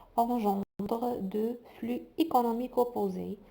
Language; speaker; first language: French; non-native, local second language; Arabic